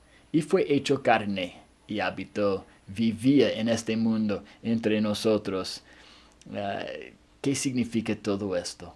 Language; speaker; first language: Spanish; non-native, fluent; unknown